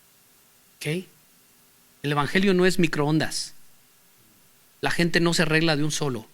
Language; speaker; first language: Spanish; native; Spanish